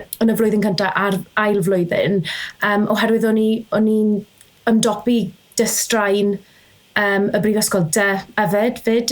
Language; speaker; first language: Welsh; native; Welsh